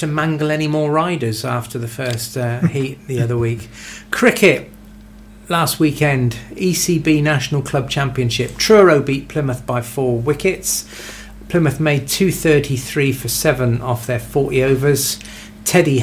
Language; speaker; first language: English; native; English